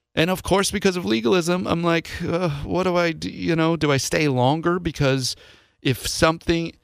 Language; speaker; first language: English; native; English